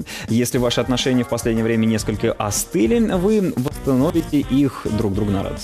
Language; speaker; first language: Russian; native; Russian